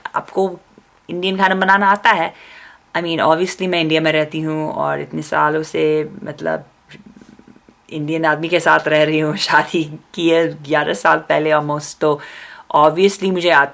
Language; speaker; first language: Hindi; non-native, fluent; English